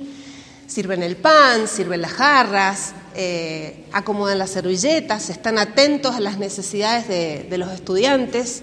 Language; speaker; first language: Spanish; native; Spanish